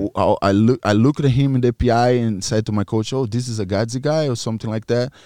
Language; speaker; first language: English; non-native, fluent; Portuguese